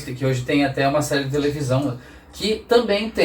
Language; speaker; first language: Portuguese; native; Portuguese